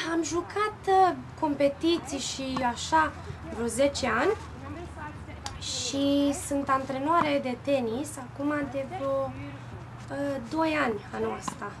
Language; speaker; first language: Romanian; early bilingual, heritage; Romanian